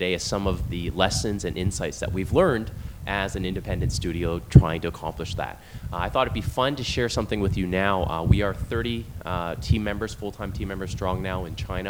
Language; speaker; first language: English; non-native, fluent; Chinese